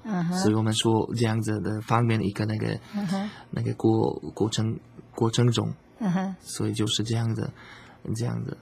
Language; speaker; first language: Chinese; non-native, learner; Slovak